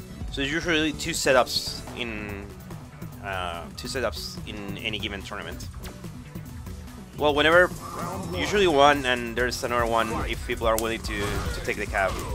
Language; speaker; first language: English; non-native, fluent; Spanish